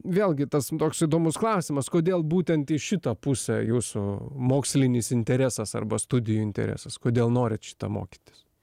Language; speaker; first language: Lithuanian; native; Lithuanian